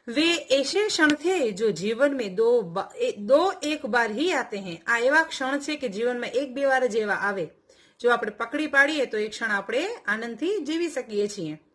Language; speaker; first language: Hindi; non-native, local second language; Gujarati